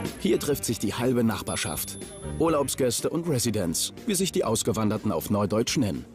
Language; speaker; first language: German; native; German